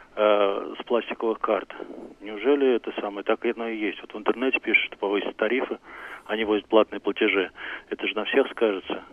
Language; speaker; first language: Russian; native; Russian